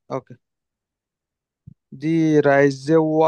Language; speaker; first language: German; non-native, learner; Bangla